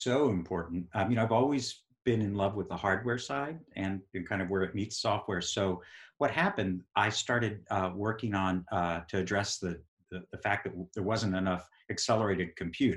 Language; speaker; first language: English; native; English